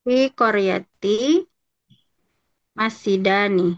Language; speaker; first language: Arabic; non-native, learner; Indonesian